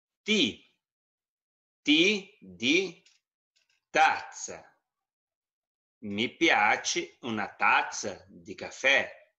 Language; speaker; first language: Italian; non-native, fluent; Portuguese